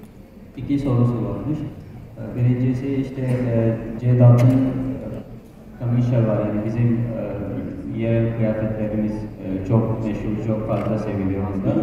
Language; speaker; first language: Turkish; non-native, fluent; Urdu